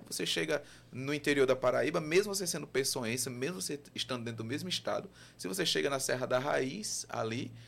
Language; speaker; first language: Portuguese; native; Portuguese